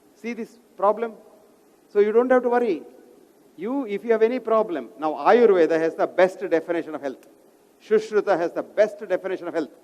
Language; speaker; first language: English; non-native, local second language; Kannada